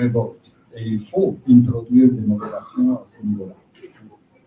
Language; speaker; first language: French; native; French